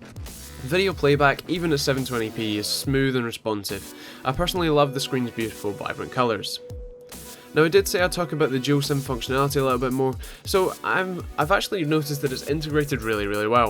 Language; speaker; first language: English; native; English